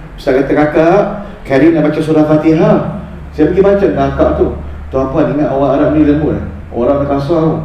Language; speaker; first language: Malay; early bilingual, heritage; Malay